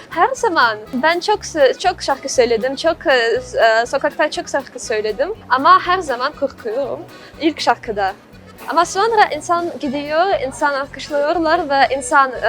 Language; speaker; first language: Turkish; non-native, learner; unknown